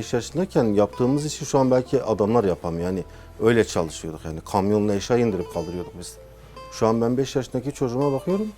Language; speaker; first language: Turkish; native; Turkish